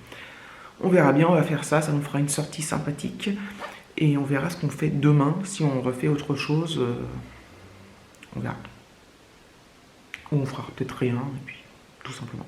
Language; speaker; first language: French; native; French